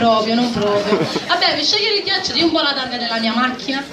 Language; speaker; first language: Italian; native; Italian